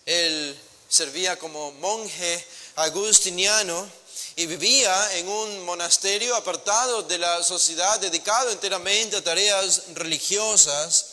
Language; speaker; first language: Spanish; native; Spanish